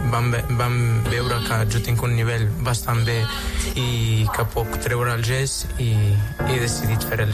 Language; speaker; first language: Catalan; non-native, learner; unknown